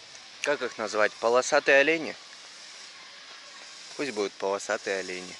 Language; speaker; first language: Russian; native; Russian